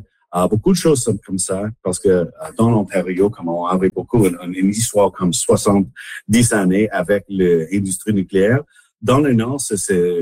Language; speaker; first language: French; non-native, local second language; English